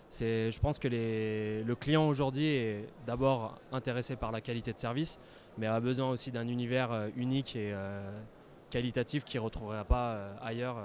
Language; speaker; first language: French; native; French